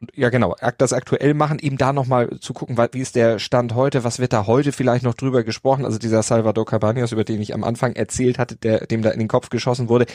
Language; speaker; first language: German; native; German